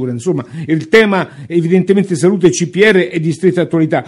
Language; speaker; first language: Italian; native; Italian